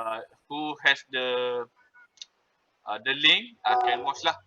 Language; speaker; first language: English; non-native, local second language; Malay